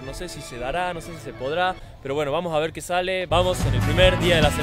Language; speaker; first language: Spanish; native; Spanish